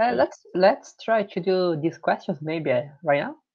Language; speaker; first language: English; non-native, learner; Portuguese